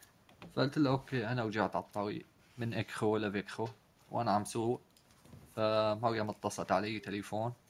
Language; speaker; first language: Swedish; non-native, learner; Arabic